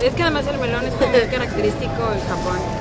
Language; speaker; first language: Spanish; native; Spanish